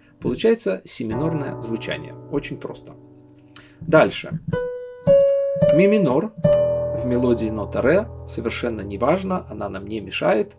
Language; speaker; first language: Russian; native; Russian